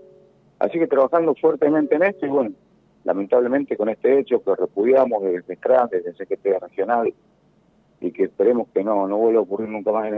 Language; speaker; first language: Spanish; native; Spanish